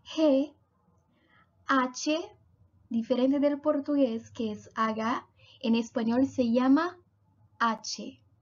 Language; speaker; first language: Spanish; non-native, fluent; Portuguese